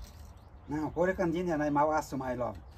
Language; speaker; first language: English; non-native, learner; Portuguese